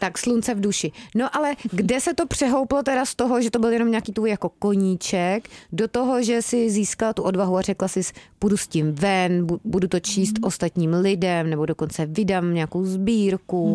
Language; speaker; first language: Czech; native; Czech